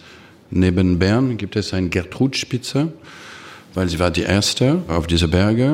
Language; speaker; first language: German; non-native, fluent; French